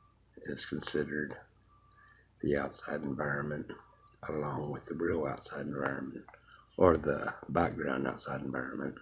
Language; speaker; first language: English; native; English